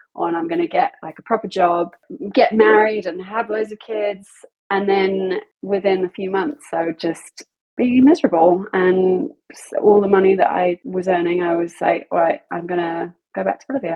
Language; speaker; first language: English; native; English